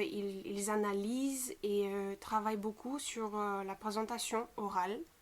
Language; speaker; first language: French; non-native, fluent; Bulgarian